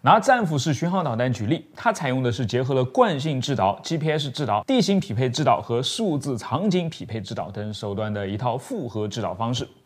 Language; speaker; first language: Chinese; native; Chinese